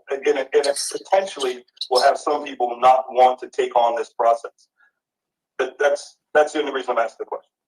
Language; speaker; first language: English; native; English